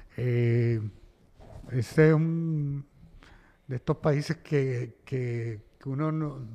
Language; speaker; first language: Spanish; native; Spanish